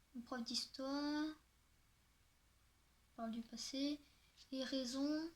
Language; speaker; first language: French; native; French